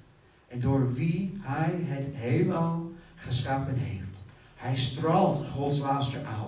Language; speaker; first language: Dutch; non-native, fluent; English